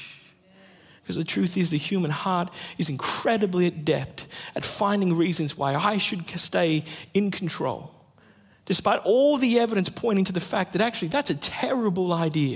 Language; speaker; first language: English; native; English